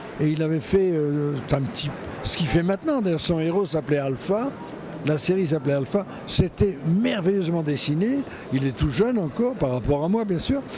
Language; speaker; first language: French; native; French